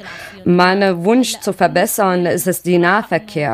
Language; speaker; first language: German; non-native, learner; Arabic